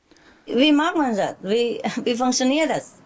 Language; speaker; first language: German; non-native, learner; Vietnamese